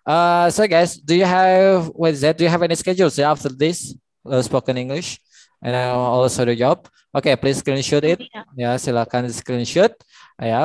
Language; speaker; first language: English; non-native, learner; Indonesian